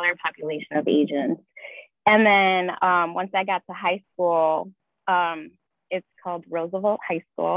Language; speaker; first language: English; early bilingual, other home language; Spanish